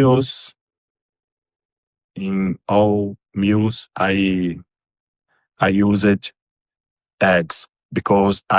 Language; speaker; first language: English; non-native, learner; Portuguese